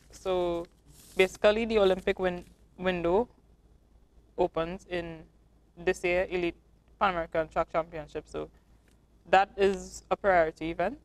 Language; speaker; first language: English; native; English